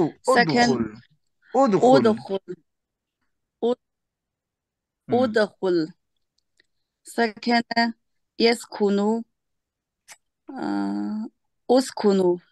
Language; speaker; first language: Arabic; non-native, learner; Chinese